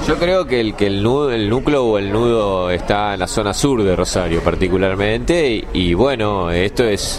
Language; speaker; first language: Spanish; native; Spanish